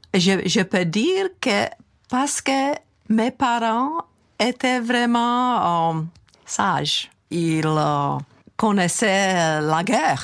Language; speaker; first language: French; non-native, fluent; Czech